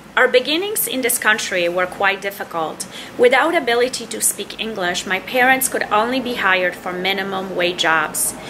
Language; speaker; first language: English; non-native, fluent; Polish